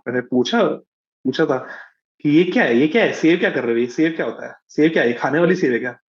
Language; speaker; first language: Hindi; native; Hindi